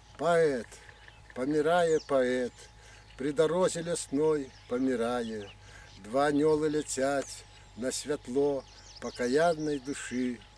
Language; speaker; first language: Belarusian; native; Belarusian